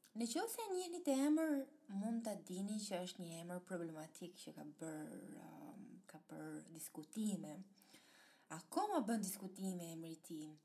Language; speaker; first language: Albanian; early bilingual, heritage; Albanian